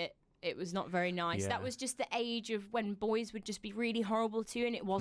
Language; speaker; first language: English; native; English